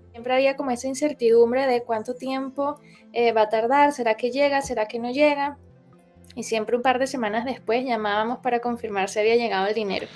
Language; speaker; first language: Spanish; native; Spanish